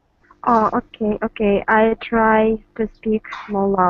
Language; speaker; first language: English; non-native, learner; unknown